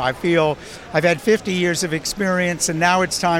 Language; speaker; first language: English; native; English